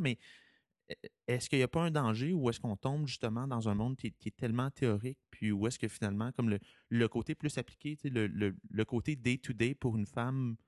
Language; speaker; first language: French; native; French